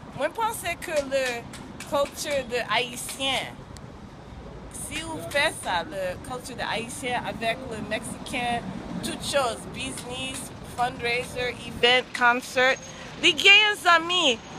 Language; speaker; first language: French; non-native, learner; English